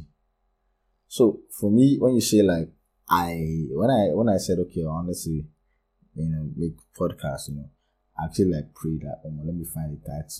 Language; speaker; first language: English; non-native, local second language; Yoruba